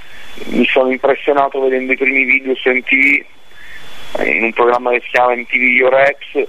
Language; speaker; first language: Italian; native; Italian